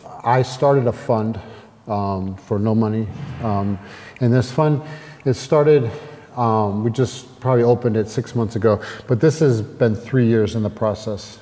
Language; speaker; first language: English; native; English